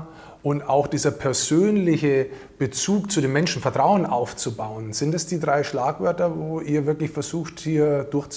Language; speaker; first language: German; native; German